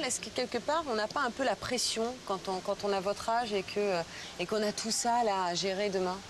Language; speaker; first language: French; native; French